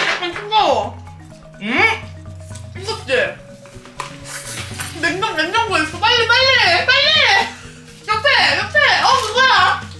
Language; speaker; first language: Korean; native; Korean